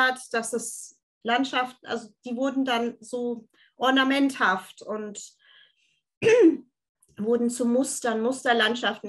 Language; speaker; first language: German; early bilingual, other home language; Turkish